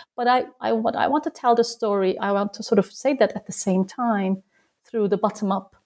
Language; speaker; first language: English; non-native, fluent; Turkish